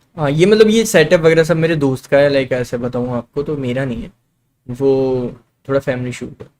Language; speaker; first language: Hindi; native; Hindi